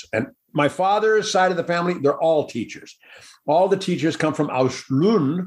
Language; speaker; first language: English; native; English